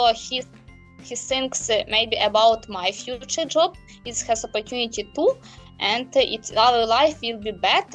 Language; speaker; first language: English; non-native, learner; Ukrainian